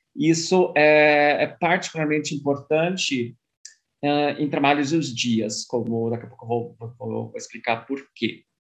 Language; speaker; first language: Portuguese; early bilingual, other home language; German